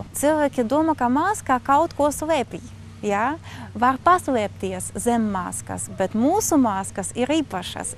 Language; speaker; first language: Latvian; non-native, local second language; Russian